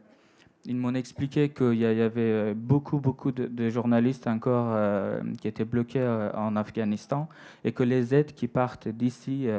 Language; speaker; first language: French; non-native, fluent; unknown